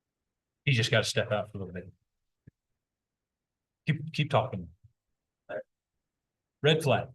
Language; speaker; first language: English; native; English